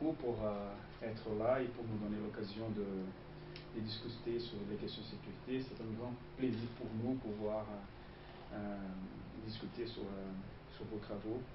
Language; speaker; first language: French; non-native, fluent; Portuguese